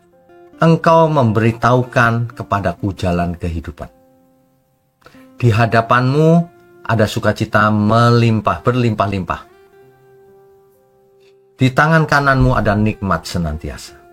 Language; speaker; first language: Indonesian; native; Indonesian